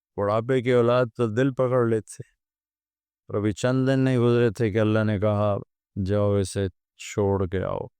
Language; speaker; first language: Urdu; non-native, local second language; Punjabi